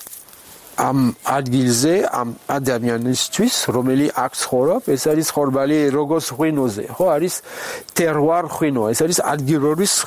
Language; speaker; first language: Georgian; non-native, learner; French